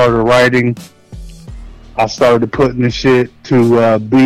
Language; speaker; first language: English; native; English